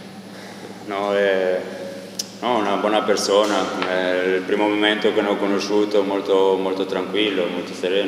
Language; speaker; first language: Italian; non-native, fluent; Croatian